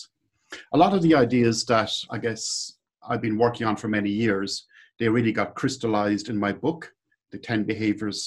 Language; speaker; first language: English; native; English